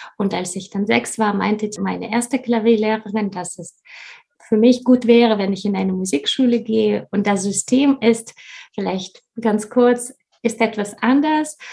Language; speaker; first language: German; non-native, fluent; Russian